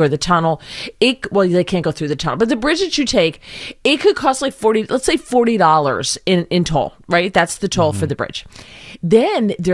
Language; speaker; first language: English; native; English